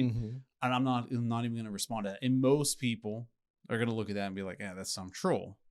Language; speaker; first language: English; native; English